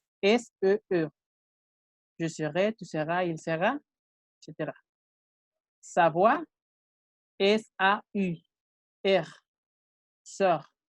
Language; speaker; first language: French; non-native, fluent; Spanish